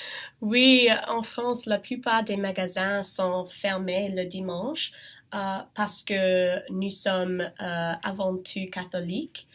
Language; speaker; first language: French; non-native, learner; English